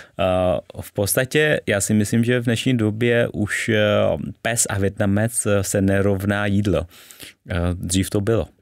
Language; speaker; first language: Czech; early bilingual, other home language; Vietnamese